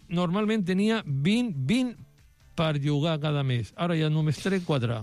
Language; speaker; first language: Catalan; non-native, local second language; Spanish